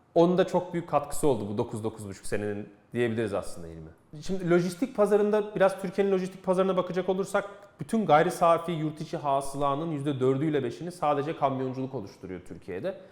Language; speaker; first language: Turkish; native; Turkish